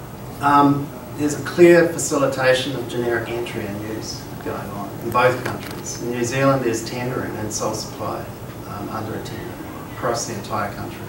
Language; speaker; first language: English; native; English